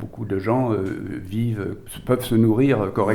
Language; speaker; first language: French; native; French